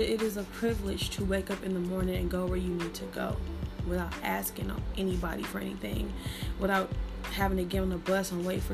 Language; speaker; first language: English; native; English